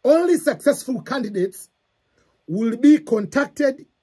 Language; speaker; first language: English; non-native, local second language; Swahili